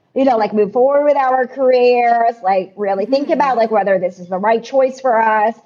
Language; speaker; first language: English; non-native, local second language; Filipino